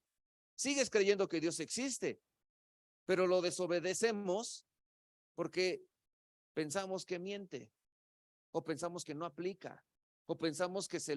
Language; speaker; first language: Spanish; native; Spanish